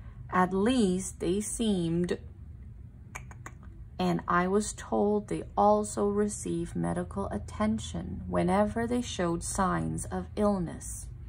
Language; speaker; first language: English; non-native, fluent; Thai